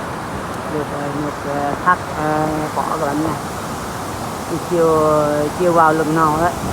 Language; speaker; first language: Vietnamese; non-native, local second language; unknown